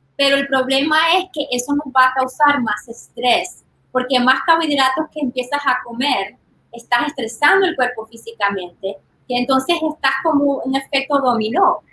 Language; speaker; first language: Spanish; early bilingual, heritage; Spanish